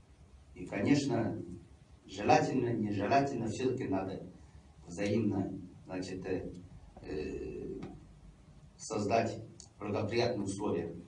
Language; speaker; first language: Russian; non-native, fluent; Chinese